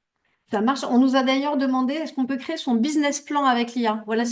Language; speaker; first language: French; native; French